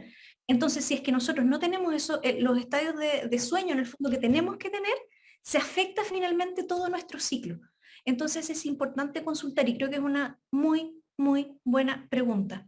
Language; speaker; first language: Spanish; native; Spanish